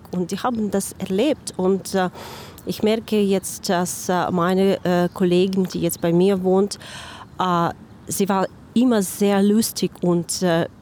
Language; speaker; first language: German; non-native, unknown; Ukrainian